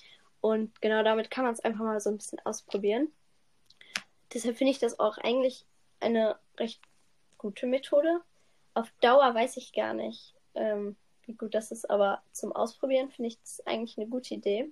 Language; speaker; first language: German; native; German